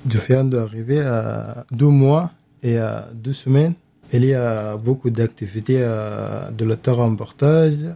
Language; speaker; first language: French; non-native, learner; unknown